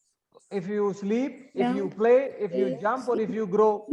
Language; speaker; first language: English; non-native, learner; Arabic